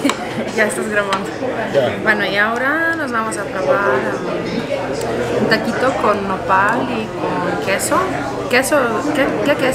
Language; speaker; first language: Spanish; non-native, learner; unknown